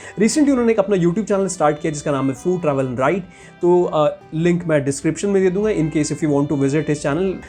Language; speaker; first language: Hindi; native; Hindi